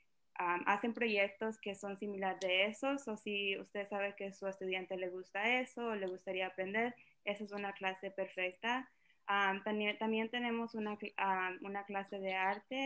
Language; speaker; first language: Spanish; early bilingual, other home language; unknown